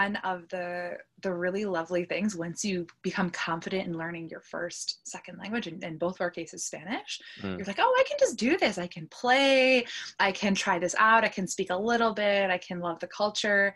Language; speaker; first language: English; early bilingual, other home language; Polish